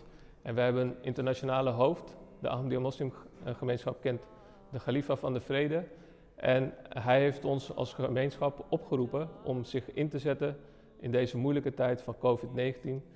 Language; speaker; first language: Dutch; non-native, fluent; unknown